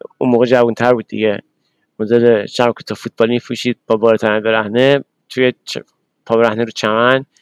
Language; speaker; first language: Persian; early bilingual, other home language; English